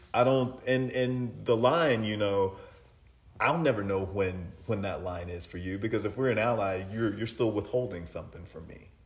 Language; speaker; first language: English; native; English